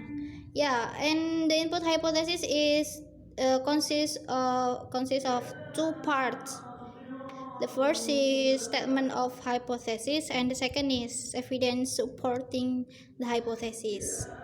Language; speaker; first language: English; non-native, learner; Indonesian